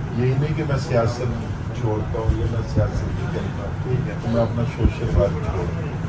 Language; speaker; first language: Urdu; non-native, local second language; Punjabi